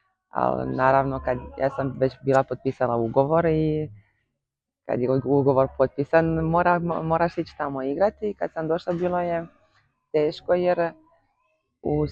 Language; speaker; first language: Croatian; early bilingual, heritage; Croatian